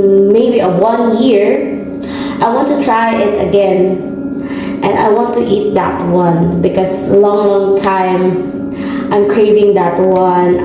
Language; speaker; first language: English; non-native, learner; Filipino